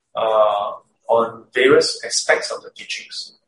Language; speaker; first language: English; native; English